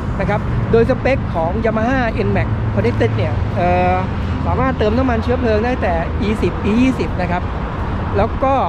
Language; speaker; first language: Thai; native; Thai